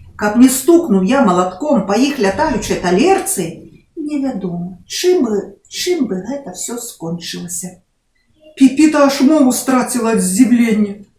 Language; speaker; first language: Belarusian; non-native, local second language; Russian